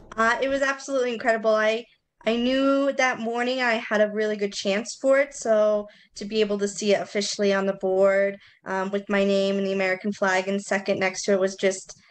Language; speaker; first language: English; native; English